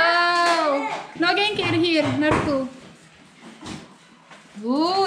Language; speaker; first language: Dutch; non-native, learner; Filipino